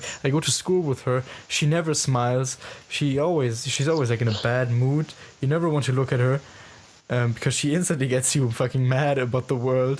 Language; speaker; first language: English; non-native, fluent; German